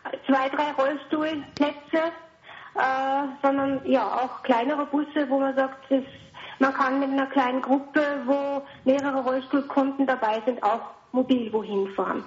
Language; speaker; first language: German; native; German